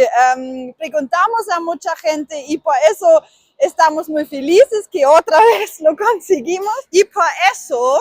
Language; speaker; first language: Spanish; non-native, learner; German